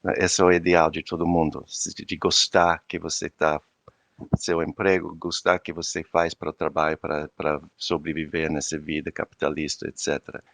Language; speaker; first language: Portuguese; non-native, fluent; English